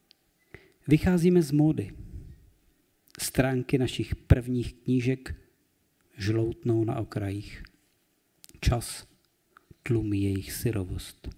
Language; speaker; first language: Czech; native; Czech